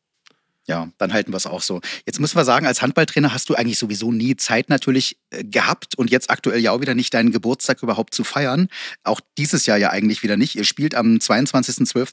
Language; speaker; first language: German; native; German